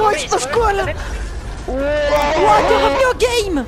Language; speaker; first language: French; native; French